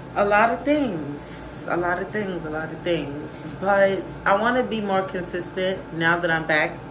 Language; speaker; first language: English; native; English